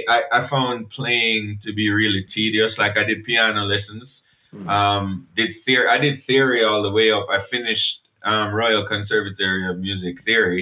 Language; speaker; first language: English; non-native, local second language; Jamaican Creole English